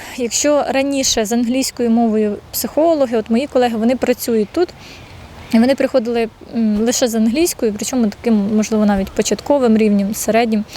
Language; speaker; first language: Ukrainian; native; Ukrainian